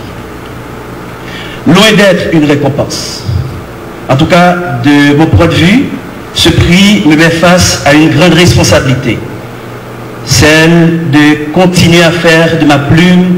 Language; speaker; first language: French; non-native, local second language; Haitian Creole